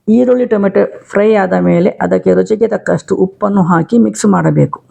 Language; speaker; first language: Kannada; non-native, local second language; Konkani